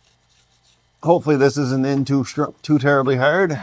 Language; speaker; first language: English; native; English